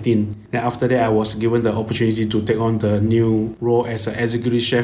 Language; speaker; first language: English; non-native, local second language; Chinese